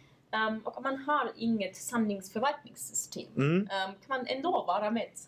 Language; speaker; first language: Swedish; non-native, fluent; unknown